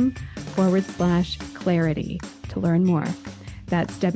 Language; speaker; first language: English; native; English